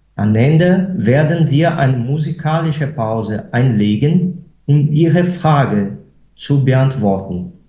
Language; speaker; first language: German; non-native, fluent; Portuguese